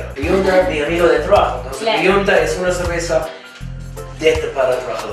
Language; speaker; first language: Spanish; non-native, fluent; English